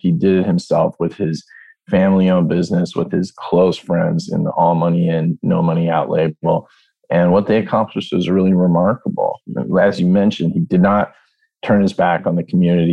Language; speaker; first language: English; native; English